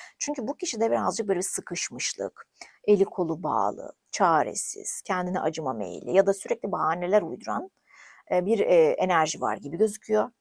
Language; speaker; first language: Turkish; native; Turkish